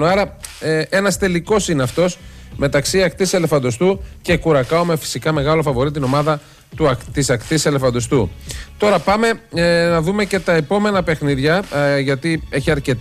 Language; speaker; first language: Greek; native; Greek